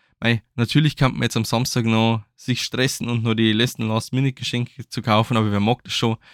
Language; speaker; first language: German; native; German